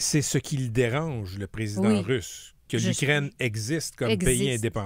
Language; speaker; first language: French; native; French